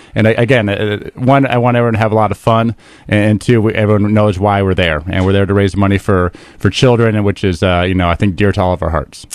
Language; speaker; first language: English; native; English